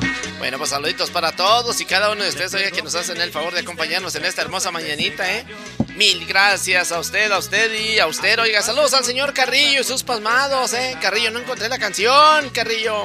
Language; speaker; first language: Spanish; native; Spanish